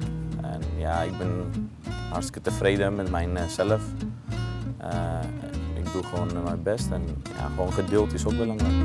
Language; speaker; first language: Dutch; non-native, fluent; Greek